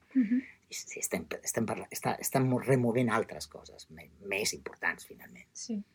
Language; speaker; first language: Catalan; non-native, fluent; Italian